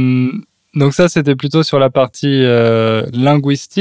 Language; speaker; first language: French; native; French